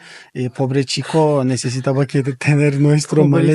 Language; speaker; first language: Spanish; non-native, learner; Turkish